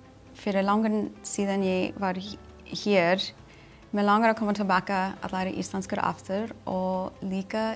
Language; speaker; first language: Icelandic; non-native, learner; English